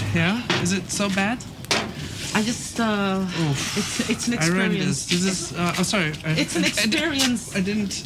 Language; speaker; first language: English; early bilingual, other home language; Persian